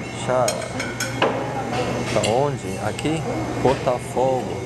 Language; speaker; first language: Portuguese; non-native, learner; Korean